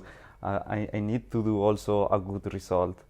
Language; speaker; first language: English; non-native, learner; Spanish